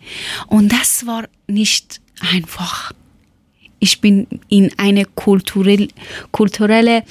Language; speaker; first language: German; non-native, learner; Persian